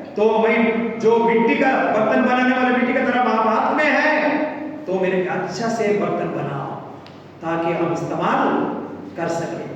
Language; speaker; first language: Hindi; non-native, local second language; Telugu